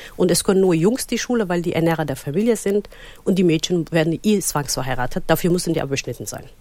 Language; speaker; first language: German; non-native, fluent; Somali